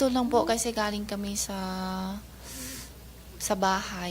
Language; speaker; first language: Filipino; non-native, learner; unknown